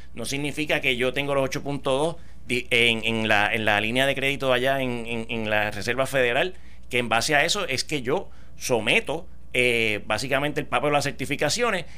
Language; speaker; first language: Spanish; native; Spanish